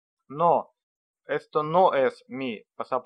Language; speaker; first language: Spanish; non-native, learner; Russian